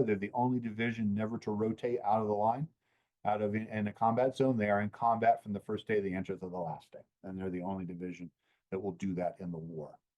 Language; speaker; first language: English; native; English